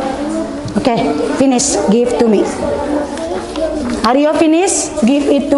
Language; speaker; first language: English; non-native, learner; Indonesian